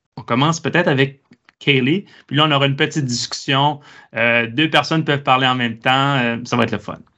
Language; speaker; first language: French; native; French